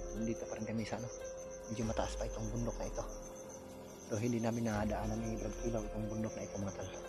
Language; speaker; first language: Filipino; non-native, local second language; Cebuano